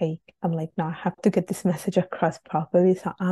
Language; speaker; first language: English; non-native, fluent; Italian